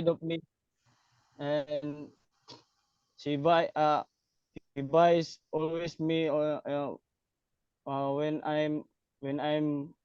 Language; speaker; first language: English; non-native, learner; Cebuano